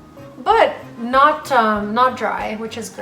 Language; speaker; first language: English; native; English